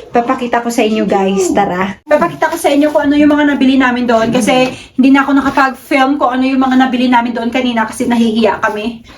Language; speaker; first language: Filipino; non-native, local second language; Cebuano